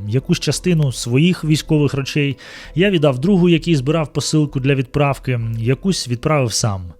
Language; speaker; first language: Ukrainian; non-native, local second language; Russian